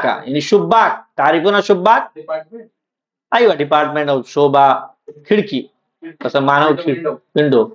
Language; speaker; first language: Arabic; non-native, fluent; Urdu